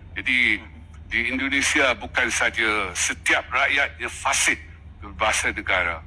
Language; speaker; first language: Malay; native; Malay